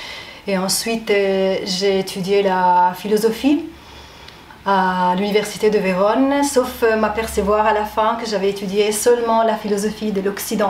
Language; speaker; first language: French; non-native, fluent; Italian